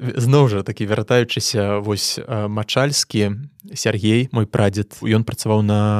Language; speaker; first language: Belarusian; non-native, local second language; Russian